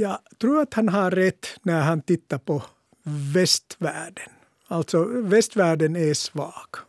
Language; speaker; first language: Swedish; non-native, local second language; Finnish